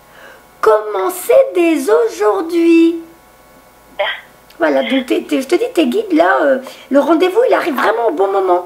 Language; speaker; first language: French; native; French